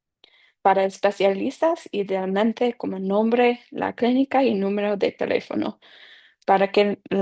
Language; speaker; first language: Spanish; non-native, fluent; English